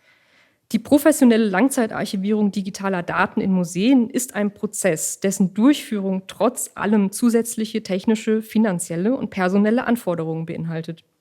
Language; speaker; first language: German; native; German